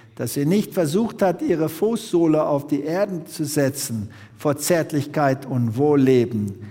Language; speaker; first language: German; native; German